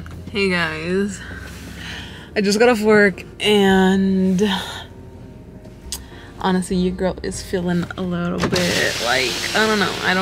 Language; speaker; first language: English; early bilingual, other home language; Spanish